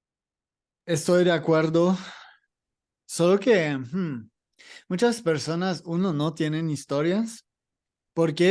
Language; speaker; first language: Spanish; non-native, learner; English